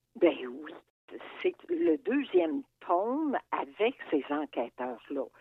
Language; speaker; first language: French; native; French